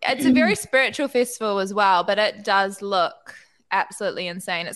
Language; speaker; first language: English; native; English